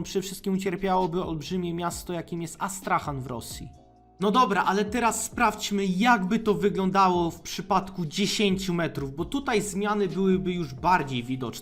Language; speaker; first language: Polish; native; Polish